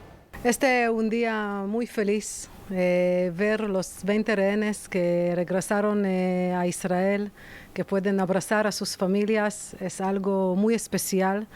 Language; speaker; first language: Spanish; non-native, fluent; Hebrew